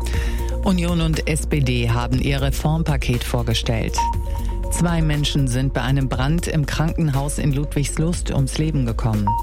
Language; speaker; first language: German; native; German